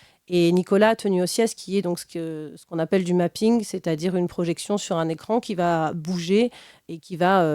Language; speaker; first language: French; native; French